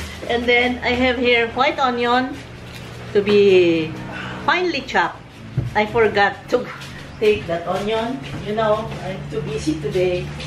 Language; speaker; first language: English; non-native, local second language; Filipino